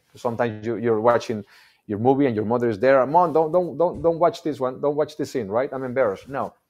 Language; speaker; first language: English; non-native, fluent; Spanish